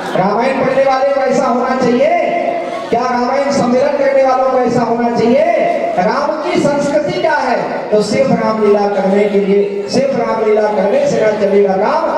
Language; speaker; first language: Hindi; non-native, local second language; Chhattisgarhi